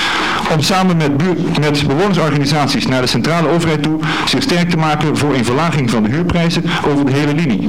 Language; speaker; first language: Dutch; native; Dutch